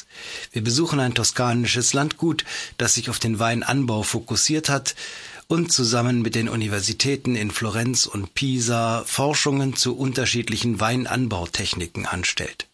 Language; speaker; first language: German; native; German